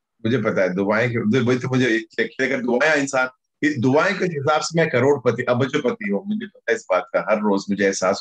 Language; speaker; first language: Hindi; native; Hindi